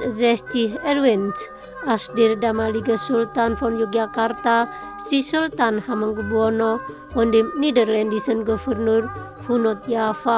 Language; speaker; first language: German; non-native, fluent; Indonesian